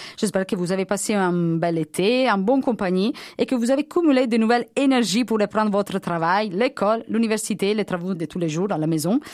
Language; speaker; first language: French; non-native, fluent; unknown